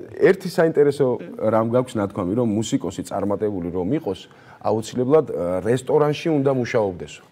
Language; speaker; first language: Georgian; native; Georgian